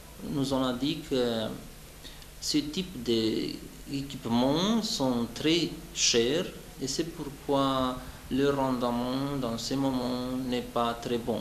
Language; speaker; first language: French; non-native, fluent; Romanian